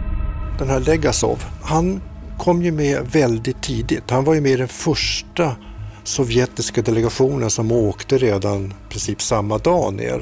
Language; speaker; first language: Swedish; native; Swedish